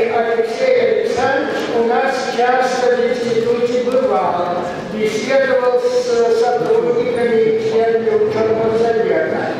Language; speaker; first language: Russian; native; Russian